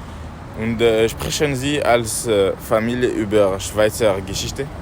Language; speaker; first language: German; non-native, learner; French